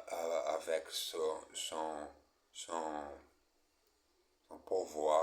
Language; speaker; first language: French; non-native, learner; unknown